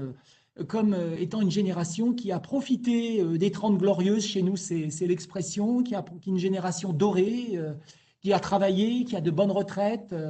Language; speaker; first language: French; native; French